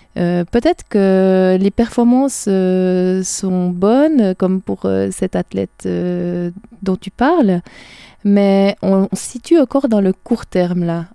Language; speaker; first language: French; native; French